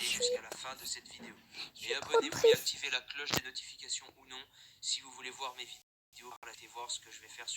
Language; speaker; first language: French; native; French